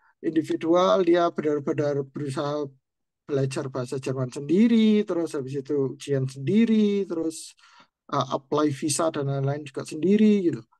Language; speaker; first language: Indonesian; native; Indonesian